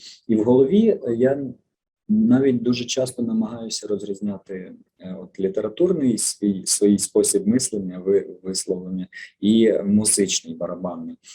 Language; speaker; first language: Ukrainian; native; Ukrainian